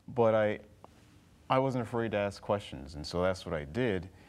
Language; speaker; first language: English; native; English